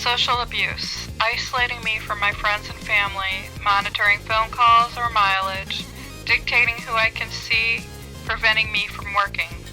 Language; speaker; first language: English; native; English